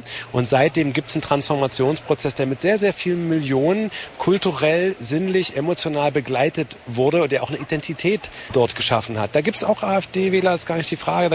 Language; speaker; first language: German; native; German